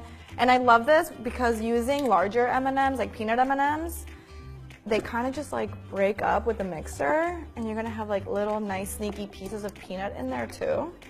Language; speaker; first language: English; native; English